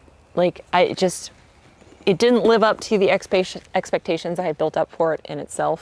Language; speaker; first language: English; native; English